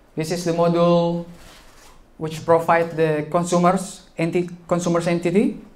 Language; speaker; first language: English; non-native, fluent; Indonesian